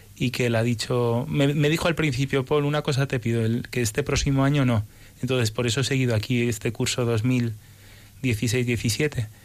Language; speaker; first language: Spanish; early bilingual, other home language; English